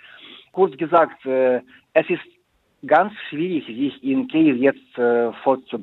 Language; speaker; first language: German; non-native, fluent; Ukrainian